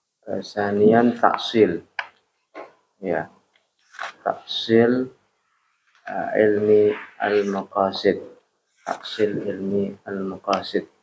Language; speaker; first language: Arabic; non-native, fluent; Indonesian